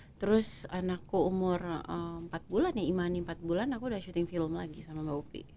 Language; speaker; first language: Indonesian; native; Indonesian